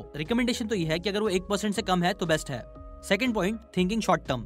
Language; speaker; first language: Hindi; native; Hindi